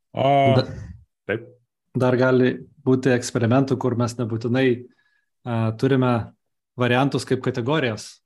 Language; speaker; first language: Lithuanian; non-native, local second language; Russian